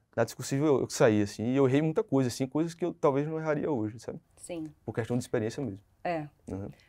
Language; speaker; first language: Portuguese; native; Portuguese